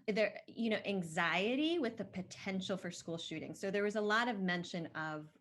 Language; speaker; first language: English; native; English